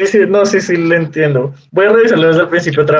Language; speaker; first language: Spanish; native; Spanish